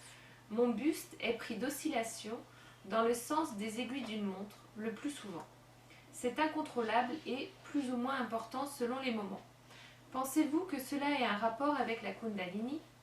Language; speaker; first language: French; native; French